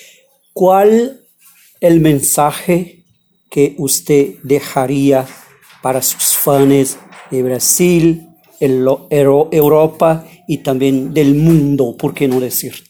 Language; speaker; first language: Spanish; non-native, fluent; Portuguese